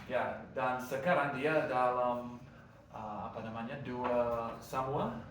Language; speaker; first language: Indonesian; non-native, learner; English